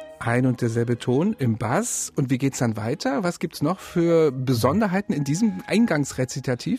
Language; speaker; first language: German; native; German